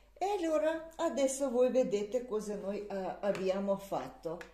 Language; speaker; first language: Italian; non-native, learner; Russian